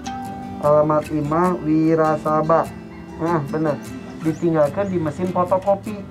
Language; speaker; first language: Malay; non-native, local second language; Sundanese